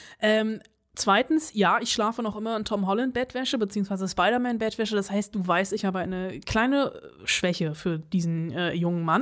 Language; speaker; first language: German; native; German